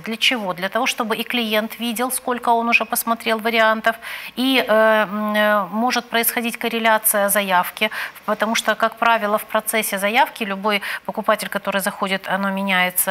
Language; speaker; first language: Russian; native; Russian